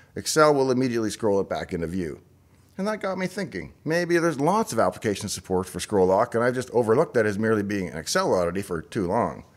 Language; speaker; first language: English; native; English